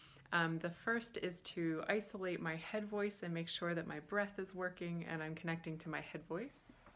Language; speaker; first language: English; native; English